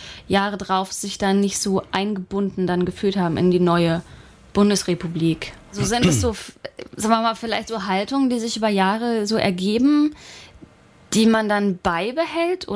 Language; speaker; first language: German; native; German